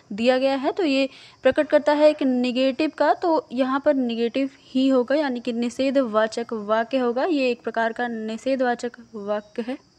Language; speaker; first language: Hindi; native; Hindi